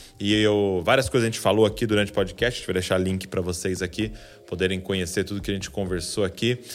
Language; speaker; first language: Portuguese; native; Portuguese